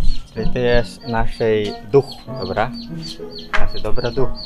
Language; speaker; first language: Polish; non-native, learner; Indonesian